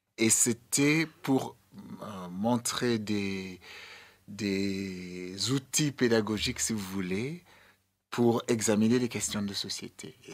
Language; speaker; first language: French; non-native, fluent; English